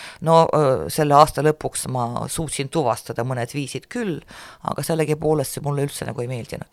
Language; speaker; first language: Estonian; non-native, local second language; Russian